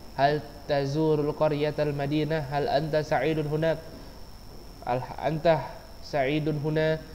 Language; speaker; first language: Arabic; non-native, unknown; Indonesian